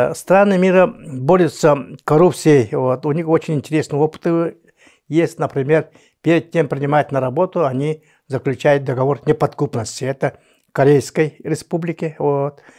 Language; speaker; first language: Russian; non-native, local second language; Yakut